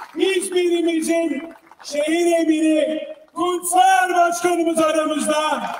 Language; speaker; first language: Turkish; native; Turkish